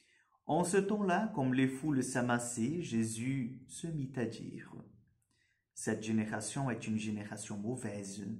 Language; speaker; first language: French; non-native, fluent; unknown